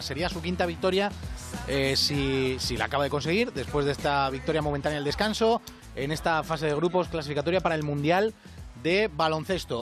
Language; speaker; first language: Spanish; native; Spanish